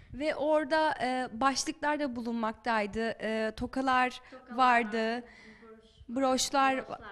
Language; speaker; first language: Turkish; native; Turkish